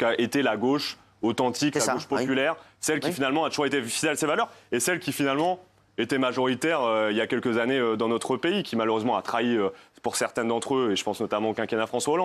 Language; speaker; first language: French; native; French